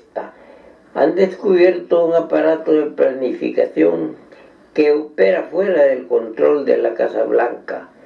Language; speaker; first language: Spanish; native; Spanish